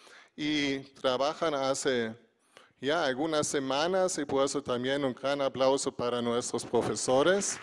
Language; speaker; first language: Spanish; non-native, fluent; German